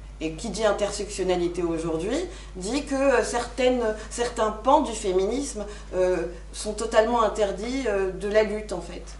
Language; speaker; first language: French; non-native, local second language; Arabic